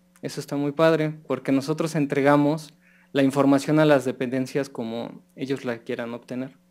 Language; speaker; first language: Spanish; native; Spanish